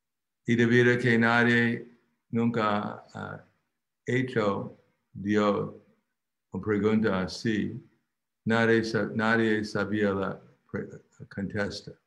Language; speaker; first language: Spanish; non-native, fluent; English